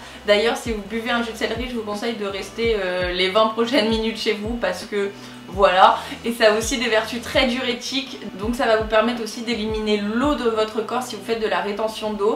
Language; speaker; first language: French; native; French